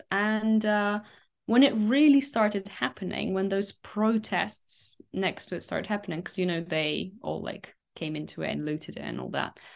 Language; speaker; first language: English; early bilingual, other home language; Ukrainian